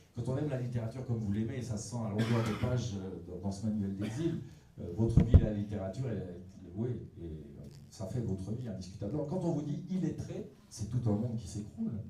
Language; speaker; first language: French; native; French